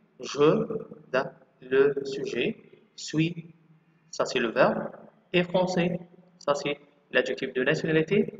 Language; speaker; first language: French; non-native, fluent; Arabic